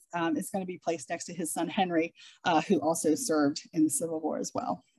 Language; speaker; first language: English; native; English